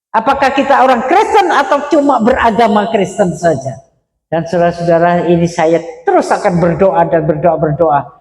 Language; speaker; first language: Indonesian; non-native, local second language; Madurese